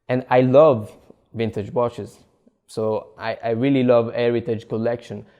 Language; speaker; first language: English; non-native, fluent; Italian